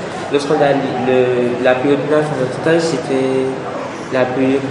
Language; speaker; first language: French; native; French